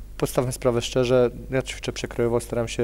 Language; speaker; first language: Polish; native; Polish